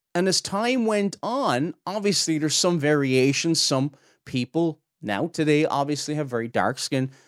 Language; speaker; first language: English; native; English